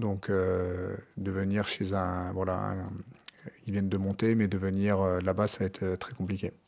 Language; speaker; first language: French; native; French